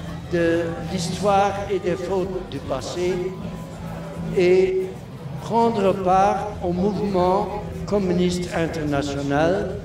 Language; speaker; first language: French; non-native, local second language; Dutch